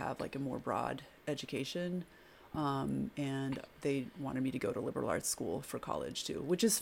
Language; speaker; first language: English; early bilingual, other home language; French